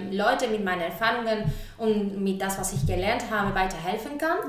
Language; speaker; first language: German; non-native, fluent; Spanish